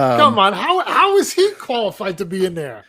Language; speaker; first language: English; native; English